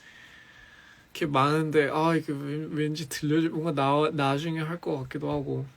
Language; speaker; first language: Korean; early bilingual, heritage; English